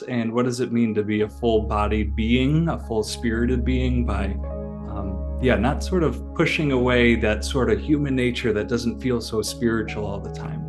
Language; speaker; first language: English; native; English